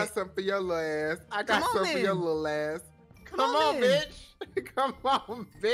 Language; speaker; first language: English; native; English